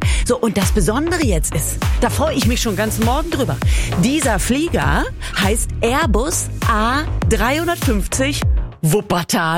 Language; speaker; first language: German; native; German